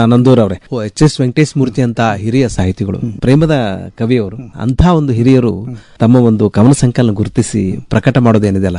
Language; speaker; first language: Kannada; native; Kannada